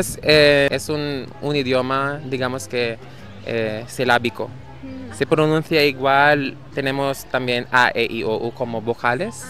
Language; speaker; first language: Spanish; non-native, fluent; Filipino